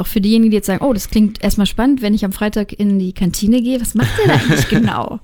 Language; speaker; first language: German; native; German